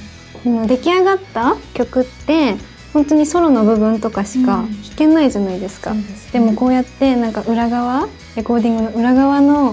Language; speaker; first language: Japanese; native; Japanese